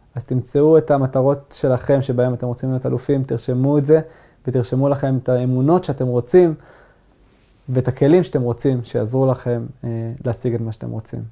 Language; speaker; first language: Hebrew; non-native, local second language; Arabic